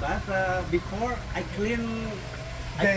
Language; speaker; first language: English; non-native, learner; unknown